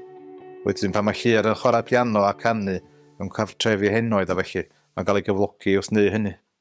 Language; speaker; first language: Welsh; native; Welsh